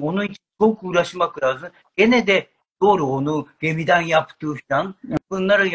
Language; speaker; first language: Turkish; non-native, learner; Japanese